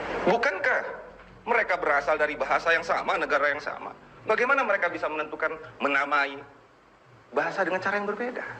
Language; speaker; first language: Indonesian; native; Indonesian